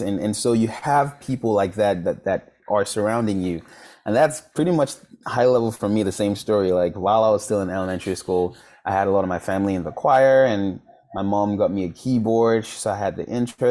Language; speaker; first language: English; non-native, local second language; Yoruba